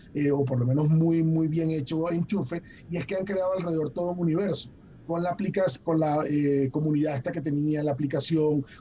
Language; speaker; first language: Spanish; native; Spanish